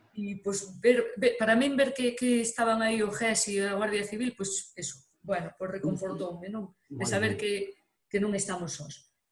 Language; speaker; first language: Galician; native; Galician